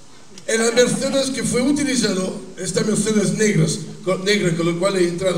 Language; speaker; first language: Spanish; non-native, fluent; Italian